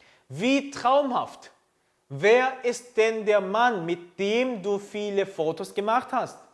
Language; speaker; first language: German; non-native, fluent; Korean